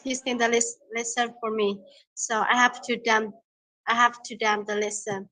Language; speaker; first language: English; non-native, learner; Vietnamese